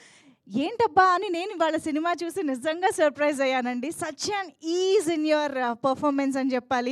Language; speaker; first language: Telugu; native; Telugu